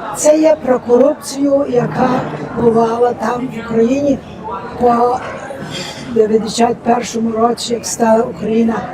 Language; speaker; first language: Ukrainian; early bilingual, heritage; Ukrainian